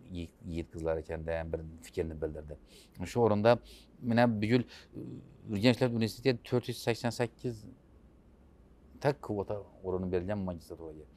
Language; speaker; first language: Uzbek; native; Uzbek